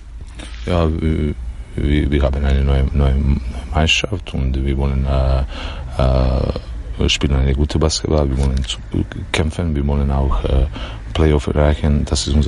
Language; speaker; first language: German; non-native, learner; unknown